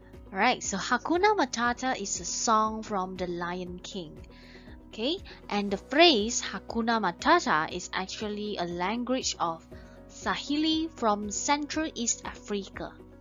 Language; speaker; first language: English; non-native, local second language; Chinese